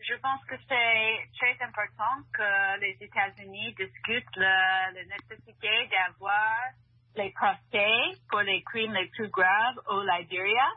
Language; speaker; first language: French; non-native, fluent; English